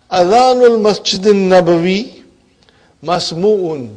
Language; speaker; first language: Arabic; non-native, fluent; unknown